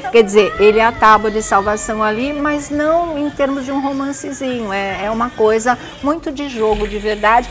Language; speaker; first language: Portuguese; native; Portuguese